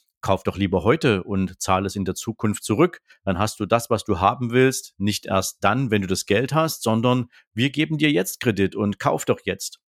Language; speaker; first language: German; native; German